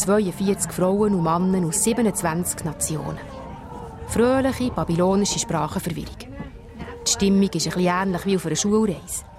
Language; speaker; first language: German; native; German